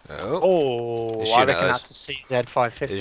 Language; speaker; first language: English; native; English